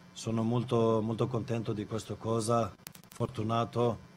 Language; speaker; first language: Italian; non-native, fluent; Bosnian